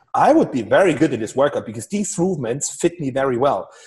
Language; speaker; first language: English; non-native, fluent; German